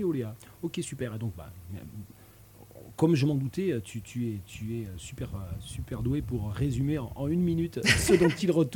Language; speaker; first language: French; native; French